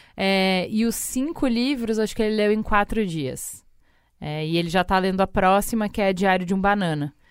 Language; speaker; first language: Portuguese; native; Portuguese